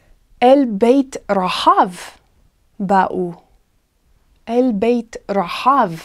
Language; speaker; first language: Hebrew; non-native, fluent; English